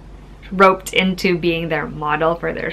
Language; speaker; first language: English; native; English